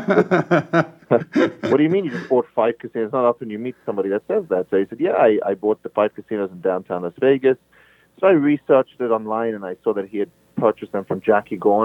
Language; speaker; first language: English; native; English